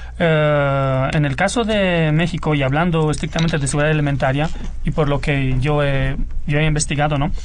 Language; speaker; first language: Spanish; non-native, fluent; Romanian